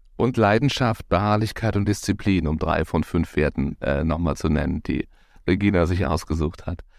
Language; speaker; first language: German; native; German